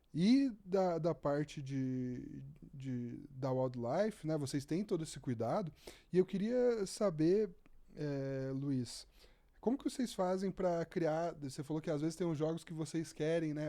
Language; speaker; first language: Portuguese; native; Portuguese